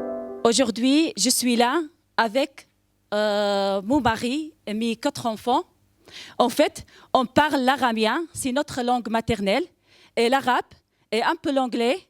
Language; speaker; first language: French; non-native, learner; Aramaic